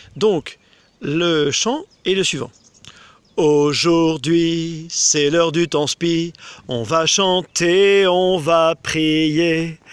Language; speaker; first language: French; native; French